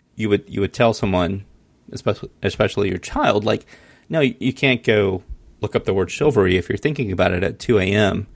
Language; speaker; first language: English; native; English